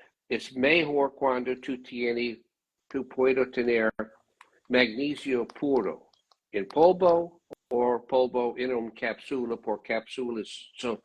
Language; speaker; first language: Spanish; non-native, learner; English